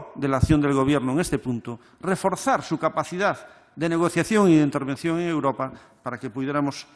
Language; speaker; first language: Spanish; native; Spanish